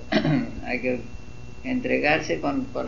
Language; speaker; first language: Spanish; non-native, fluent; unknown